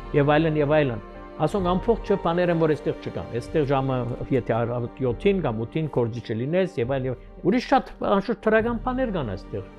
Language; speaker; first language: Armenian; early bilingual, heritage; Armenian